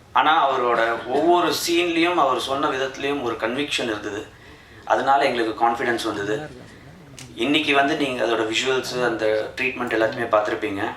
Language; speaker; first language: Tamil; native; Tamil